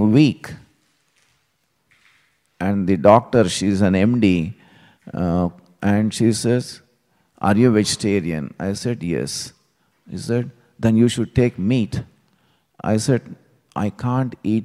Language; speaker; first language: English; non-native, local second language; Telugu